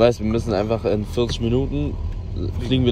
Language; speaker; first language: German; native; German